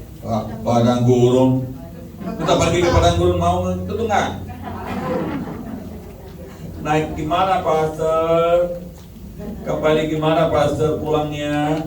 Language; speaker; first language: Indonesian; non-native, learner; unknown